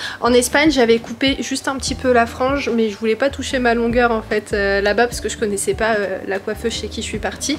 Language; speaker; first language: French; native; French